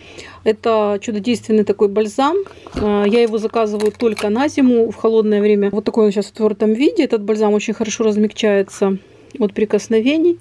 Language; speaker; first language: Russian; native; Russian